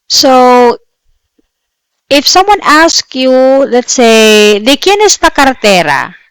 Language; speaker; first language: Spanish; non-native, fluent; Filipino